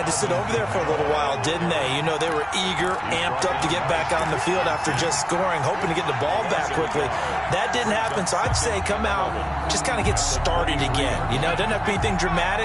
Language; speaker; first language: English; native; English